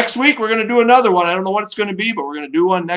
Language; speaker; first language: English; native; English